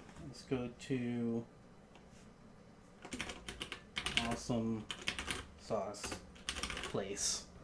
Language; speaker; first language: English; native; English